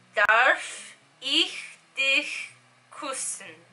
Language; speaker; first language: German; non-native, learner; English